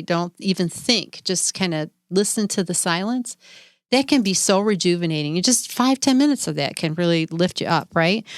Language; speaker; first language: English; native; English